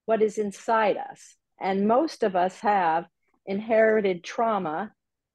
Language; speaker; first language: English; native; English